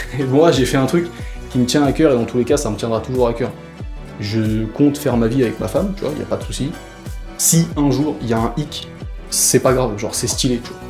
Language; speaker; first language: French; early bilingual, other home language; Portuguese